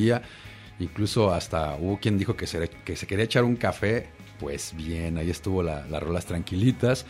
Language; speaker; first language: Spanish; native; Spanish